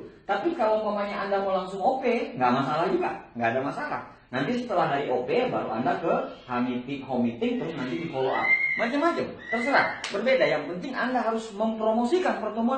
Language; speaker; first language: Indonesian; native; Indonesian